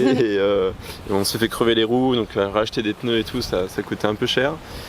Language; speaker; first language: French; native; French